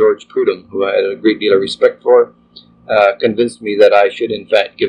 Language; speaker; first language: English; native; English